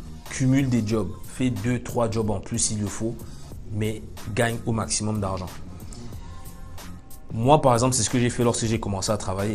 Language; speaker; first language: French; native; French